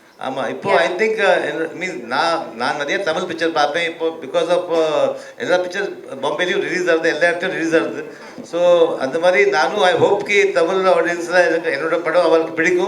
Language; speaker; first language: Tamil; early bilingual, heritage; Tamil